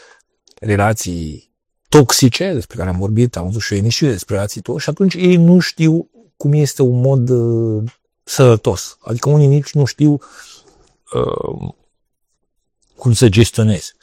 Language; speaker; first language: Romanian; native; Romanian